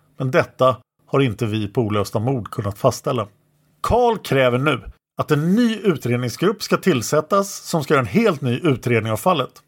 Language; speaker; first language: Swedish; native; Swedish